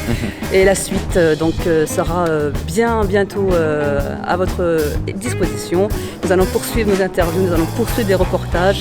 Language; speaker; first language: French; native; French